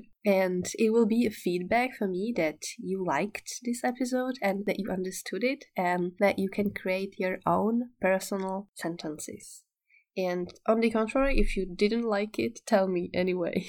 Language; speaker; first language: English; non-native, fluent; Czech